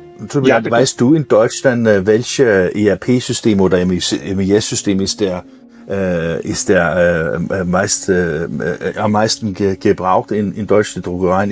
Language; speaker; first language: German; non-native, learner; Danish